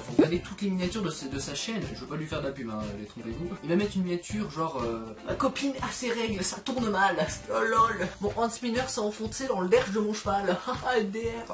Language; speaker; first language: French; native; French